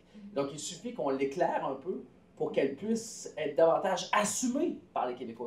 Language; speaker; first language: French; native; French